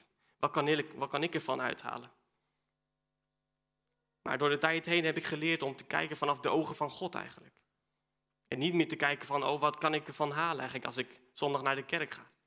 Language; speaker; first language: Dutch; non-native, fluent; Spanish